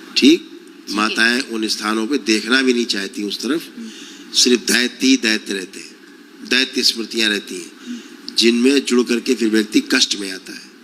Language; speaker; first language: Hindi; native; Hindi